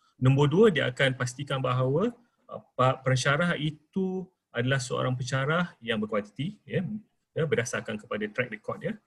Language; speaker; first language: Malay; native; Malay